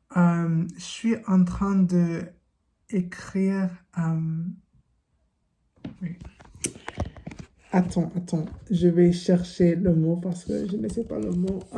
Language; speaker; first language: French; non-native, learner; English